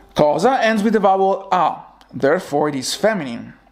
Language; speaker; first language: English; non-native, fluent; Italian